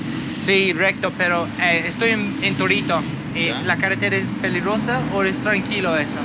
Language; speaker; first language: Spanish; non-native, learner; English